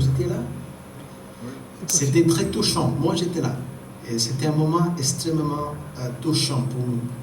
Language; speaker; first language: French; non-native, fluent; Spanish